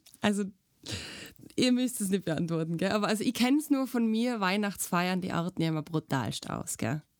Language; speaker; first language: German; native; German